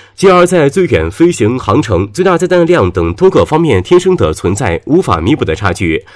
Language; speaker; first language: Chinese; native; Chinese